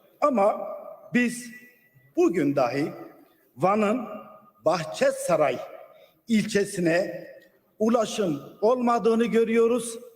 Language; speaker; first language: Turkish; non-native, local second language; Kurdish